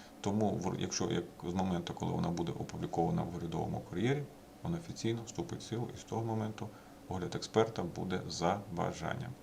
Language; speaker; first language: Ukrainian; native; Ukrainian